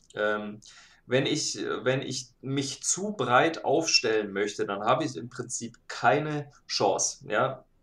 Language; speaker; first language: German; native; German